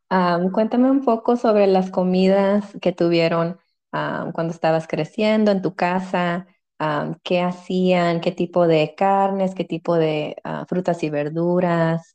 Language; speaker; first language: Spanish; early bilingual, heritage; Spanish